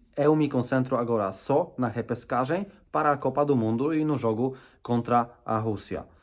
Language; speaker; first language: Portuguese; non-native, fluent; Polish